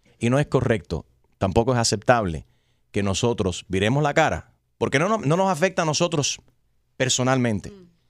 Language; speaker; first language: Spanish; early bilingual, heritage; Spanish